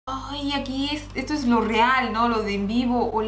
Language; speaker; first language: Spanish; native; Spanish